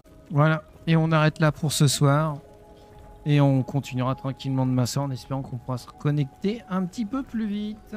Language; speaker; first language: French; native; French